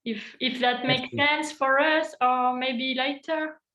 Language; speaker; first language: English; non-native, fluent; French